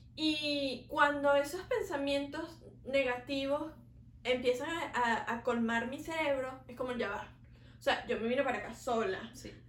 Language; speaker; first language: Spanish; native; Spanish